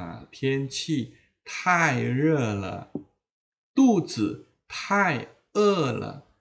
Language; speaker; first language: Chinese; non-native, fluent; Indonesian